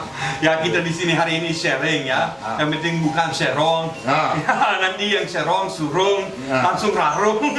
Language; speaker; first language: Indonesian; non-native, fluent; Spanish